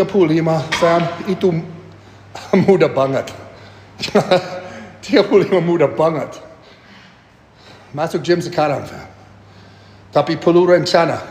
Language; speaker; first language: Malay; non-native, learner; English